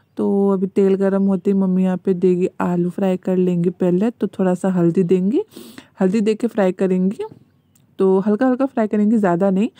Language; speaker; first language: Hindi; native; Hindi